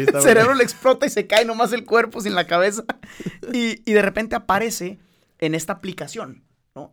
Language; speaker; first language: Spanish; native; Spanish